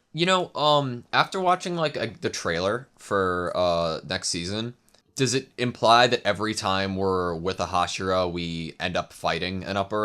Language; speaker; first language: English; native; English